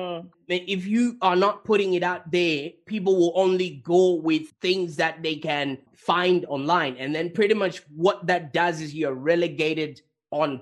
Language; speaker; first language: English; non-native, local second language; Shona